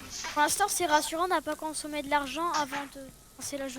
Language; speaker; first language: French; native; French